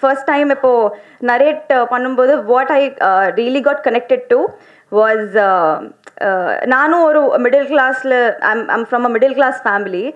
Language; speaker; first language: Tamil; non-native, learner; Telugu